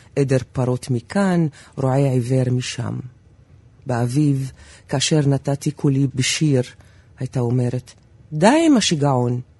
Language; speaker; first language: Hebrew; non-native, local second language; Arabic